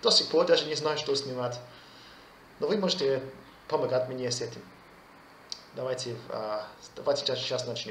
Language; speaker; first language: Russian; non-native, fluent; English